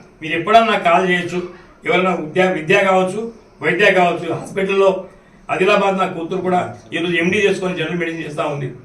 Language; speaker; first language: Telugu; non-native, local second language; Lambadi